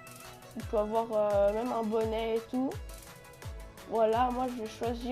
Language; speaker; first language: French; native; French